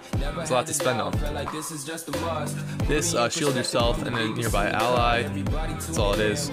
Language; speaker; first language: English; native; English